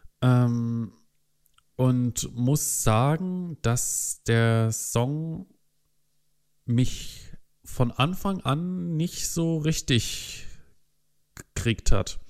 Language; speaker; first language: German; native; German